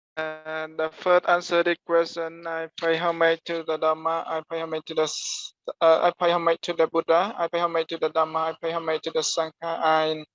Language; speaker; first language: English; non-native, learner; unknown